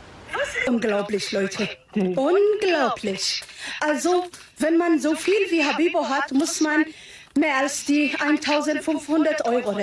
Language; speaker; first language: German; non-native, fluent; Somali